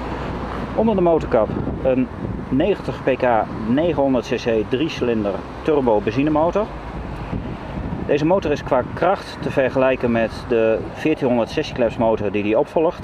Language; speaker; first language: Dutch; native; Dutch